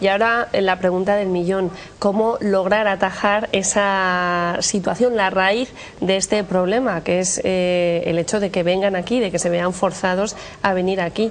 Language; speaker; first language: Spanish; native; Spanish